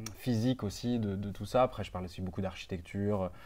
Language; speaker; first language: French; native; French